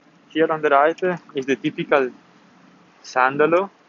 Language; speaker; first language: English; non-native, fluent; Italian